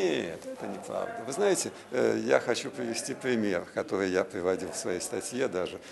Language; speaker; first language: Russian; native; Russian